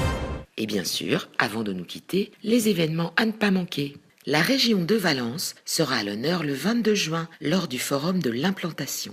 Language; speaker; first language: French; native; French